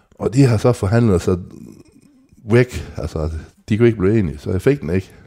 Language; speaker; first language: Danish; native; Danish